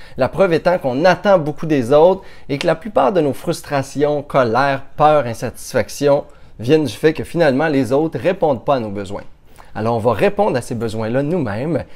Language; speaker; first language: French; native; French